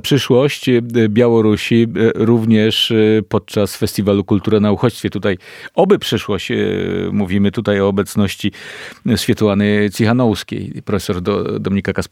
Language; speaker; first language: Polish; native; Polish